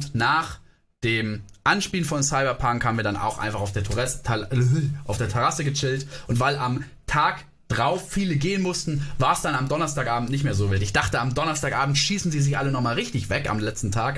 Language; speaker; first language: German; native; German